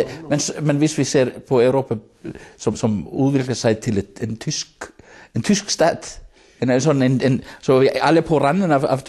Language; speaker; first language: Danish; non-native, fluent; Icelandic